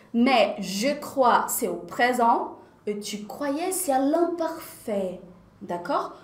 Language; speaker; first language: French; non-native, fluent; Portuguese